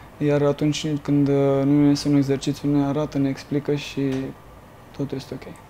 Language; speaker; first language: Romanian; native; Romanian